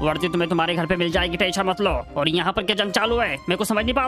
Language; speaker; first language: Hindi; native; Hindi